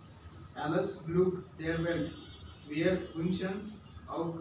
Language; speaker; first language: German; non-native, learner; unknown